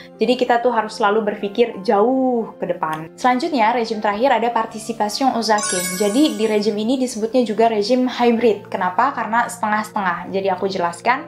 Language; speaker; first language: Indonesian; native; Indonesian